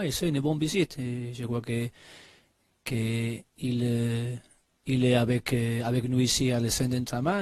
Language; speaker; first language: French; non-native, learner; Spanish